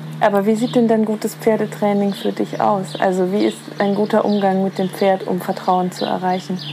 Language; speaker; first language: German; native; German